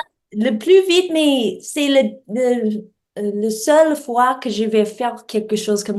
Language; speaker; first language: French; non-native, learner; English